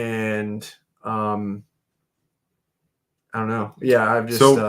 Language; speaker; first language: English; native; English